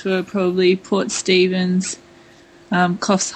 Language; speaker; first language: English; native; English